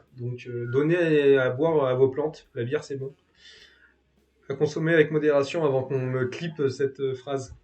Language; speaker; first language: French; native; French